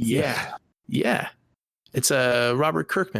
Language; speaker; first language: English; native; English